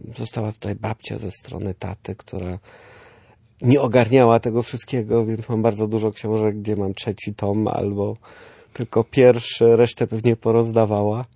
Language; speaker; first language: Polish; early bilingual, heritage; Polish